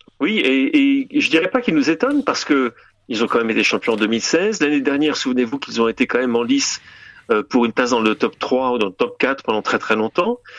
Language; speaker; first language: French; native; French